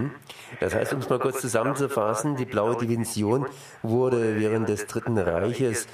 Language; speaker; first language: German; native; German